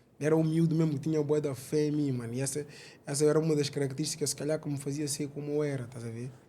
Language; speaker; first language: Portuguese; early bilingual, other home language; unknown